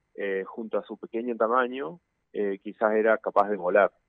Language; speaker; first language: Spanish; native; Spanish